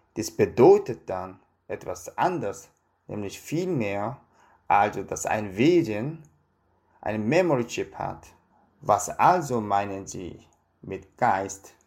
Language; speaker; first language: German; non-native, fluent; Korean